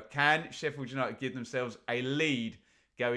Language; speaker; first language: English; native; English